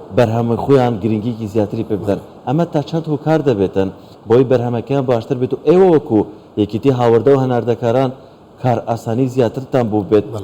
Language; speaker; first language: Central Kurdish; non-native, local second language; Kurdish